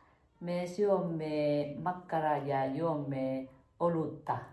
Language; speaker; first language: Finnish; non-native, learner; Vietnamese